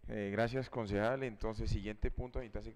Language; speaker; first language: Spanish; native; Spanish